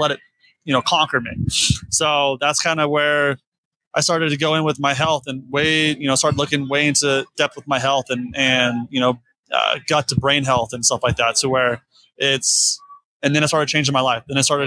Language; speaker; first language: English; native; English